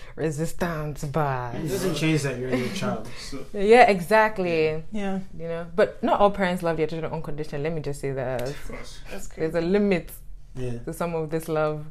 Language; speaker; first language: English; non-native, local second language; Akan